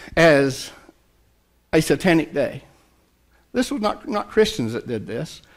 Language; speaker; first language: English; native; English